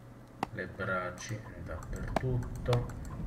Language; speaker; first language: Italian; native; Italian